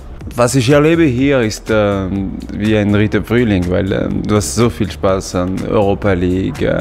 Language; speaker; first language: German; non-native, fluent; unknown